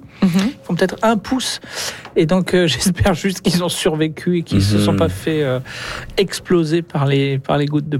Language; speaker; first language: French; native; French